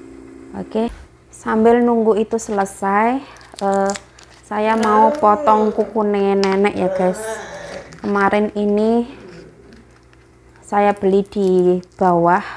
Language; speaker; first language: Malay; non-native, local second language; Javanese